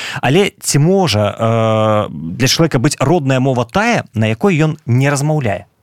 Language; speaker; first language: Belarusian; non-native, local second language; Russian